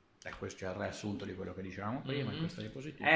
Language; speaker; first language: Italian; native; Italian